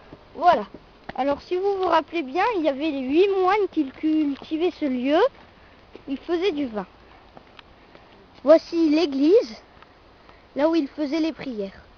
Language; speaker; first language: French; native; French